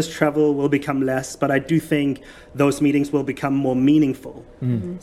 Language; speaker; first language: English; non-native, fluent; German